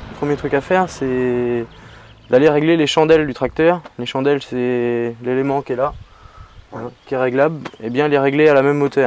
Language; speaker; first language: French; native; French